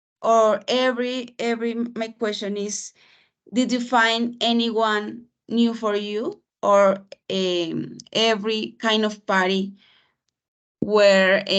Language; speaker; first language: English; non-native, fluent; Spanish